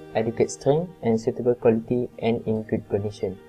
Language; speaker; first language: English; non-native, local second language; Malay